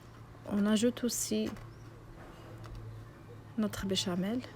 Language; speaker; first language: French; non-native, local second language; Arabic